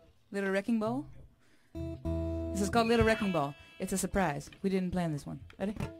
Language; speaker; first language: English; native; English